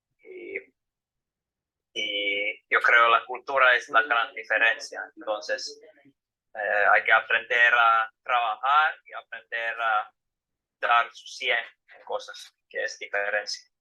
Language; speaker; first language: Spanish; non-native, fluent; Finnish